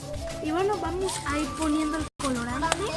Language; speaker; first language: Spanish; native; Spanish